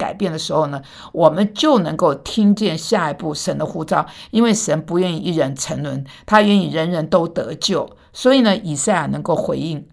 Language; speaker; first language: Chinese; non-native, fluent; Korean